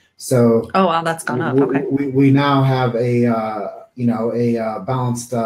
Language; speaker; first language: English; native; English